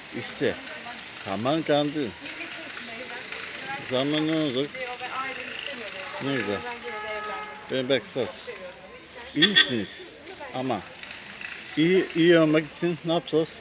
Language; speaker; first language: Turkish; non-native, learner; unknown